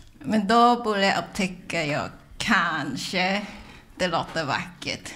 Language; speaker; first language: Swedish; non-native, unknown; Cantonese